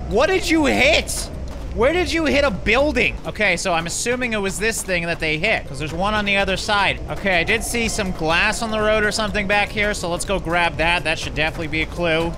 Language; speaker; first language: English; native; English